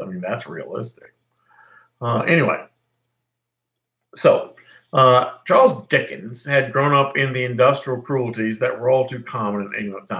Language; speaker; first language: English; native; English